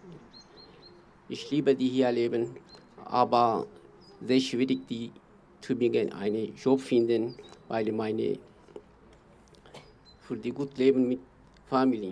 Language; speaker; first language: German; non-native, learner; Kurdish